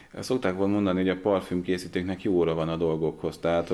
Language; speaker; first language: Hungarian; native; Hungarian